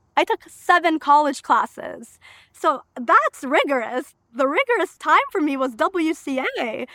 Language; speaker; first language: English; early bilingual, other home language; Albanian